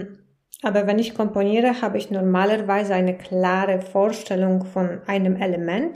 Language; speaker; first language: German; non-native, fluent; Polish